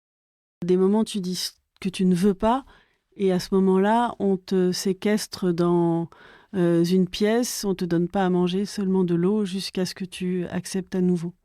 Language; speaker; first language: French; native; French